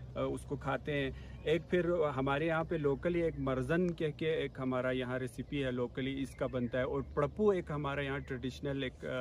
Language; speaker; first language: Urdu; non-native, local second language; Balti